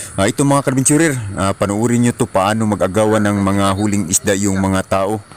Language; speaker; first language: Filipino; non-native, local second language; Cebuano